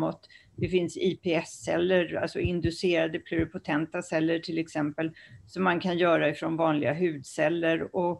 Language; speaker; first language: Swedish; native; Swedish